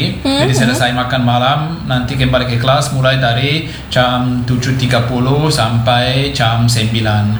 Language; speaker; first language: Indonesian; non-native, fluent; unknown